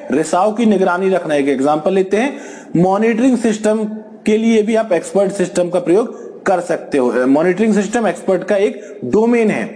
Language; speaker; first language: Hindi; non-native, local second language; Punjabi